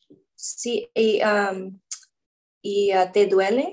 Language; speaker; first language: Spanish; non-native, learner; English